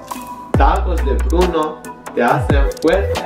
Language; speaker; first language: Spanish; non-native, learner; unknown